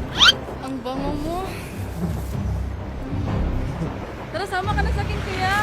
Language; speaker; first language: Filipino; non-native, local second language; Cebuano